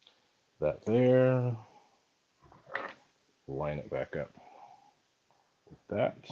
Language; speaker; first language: English; native; English